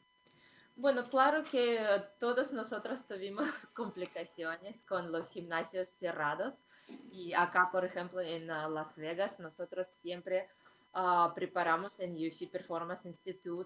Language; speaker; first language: Spanish; non-native, fluent; Russian